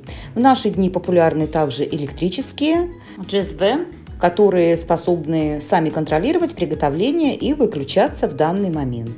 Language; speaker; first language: Russian; native; Russian